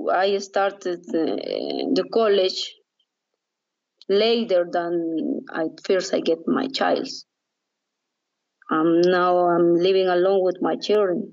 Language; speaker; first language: English; non-native, learner; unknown